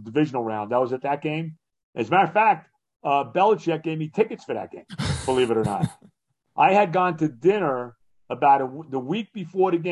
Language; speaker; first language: English; native; English